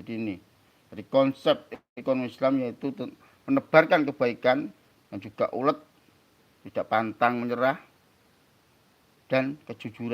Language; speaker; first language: Indonesian; native; Indonesian